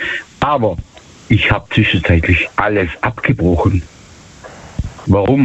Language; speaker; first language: German; native; German